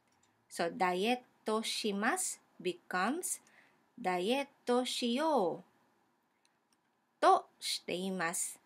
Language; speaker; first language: Japanese; non-native, fluent; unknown